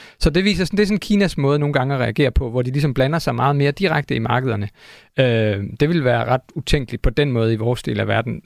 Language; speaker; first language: Danish; native; Danish